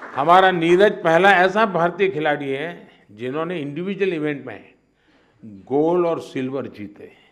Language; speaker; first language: Hindi; non-native, local second language; Gujarati